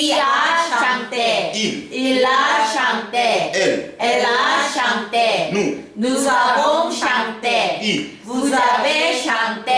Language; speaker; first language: French; non-native, learner; Korean